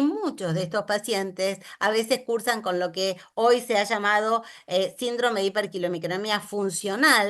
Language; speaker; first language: Spanish; native; Spanish